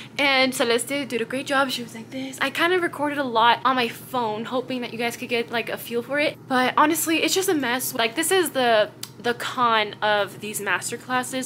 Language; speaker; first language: English; early bilingual, other home language; Spanish